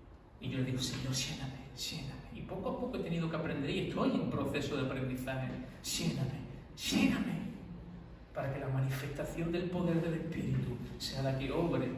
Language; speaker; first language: Spanish; native; Spanish